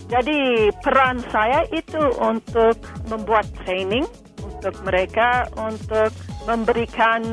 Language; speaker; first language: Indonesian; non-native, fluent; English